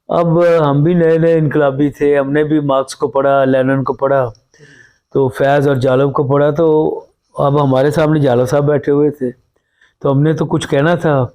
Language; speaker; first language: Urdu; non-native, local second language; Punjabi